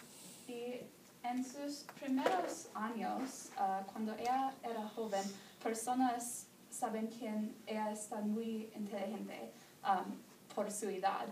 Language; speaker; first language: Spanish; non-native, learner; English